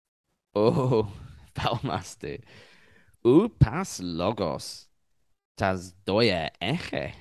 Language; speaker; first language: Greek; non-native, learner; English